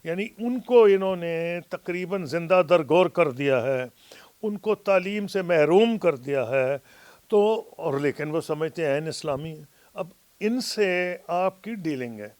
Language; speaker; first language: Urdu; native; Urdu